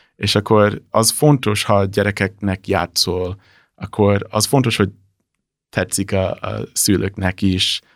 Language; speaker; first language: Hungarian; non-native, fluent; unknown